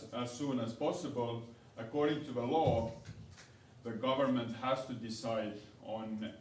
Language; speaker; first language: English; non-native, fluent; Estonian